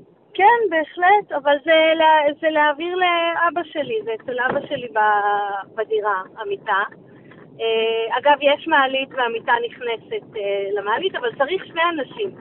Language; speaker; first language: Hebrew; native; Hebrew